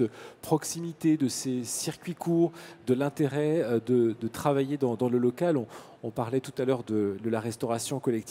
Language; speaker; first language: French; native; French